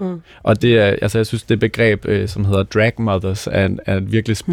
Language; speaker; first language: Danish; native; Danish